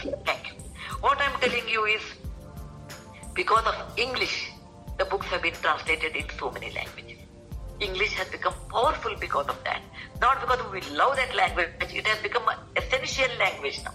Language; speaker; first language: English; non-native, local second language; Kannada